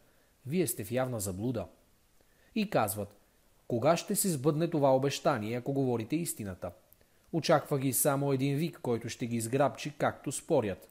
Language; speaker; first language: Bulgarian; native; Bulgarian